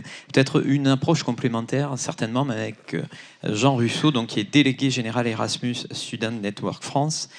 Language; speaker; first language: French; native; French